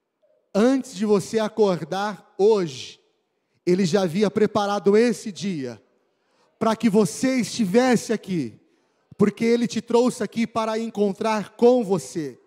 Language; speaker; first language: Portuguese; native; Portuguese